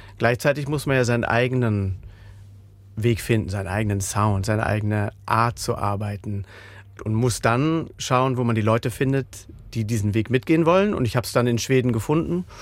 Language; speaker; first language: German; native; German